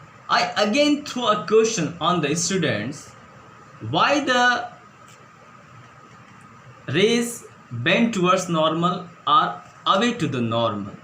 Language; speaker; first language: English; non-native, local second language; Hindi